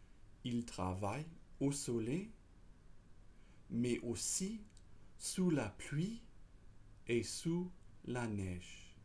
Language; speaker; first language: French; non-native, fluent; English